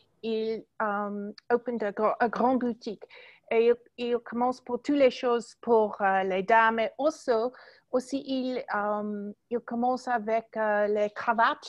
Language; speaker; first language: French; non-native, learner; English